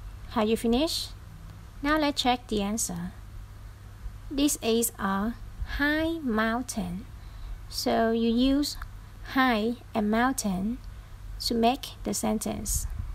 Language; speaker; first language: English; non-native, fluent; Vietnamese